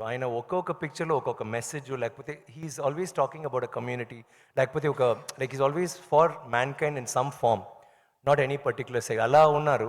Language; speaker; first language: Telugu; non-native, learner; Tamil